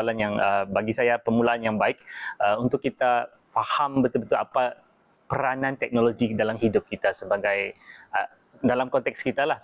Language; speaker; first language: Malay; native; Malay